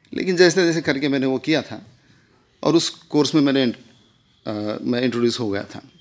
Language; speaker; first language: Hindi; non-native, local second language; Marathi